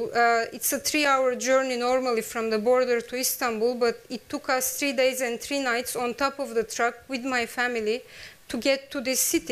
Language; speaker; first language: English; non-native, fluent; Turkish